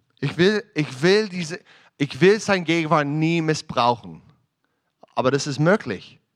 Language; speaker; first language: German; non-native, fluent; English